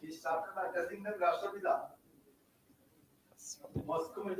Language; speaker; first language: English; non-native, local second language; Malayalam